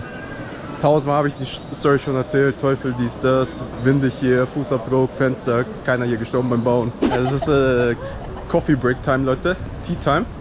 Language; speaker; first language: German; native; German